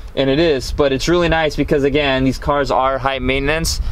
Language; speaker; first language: English; native; English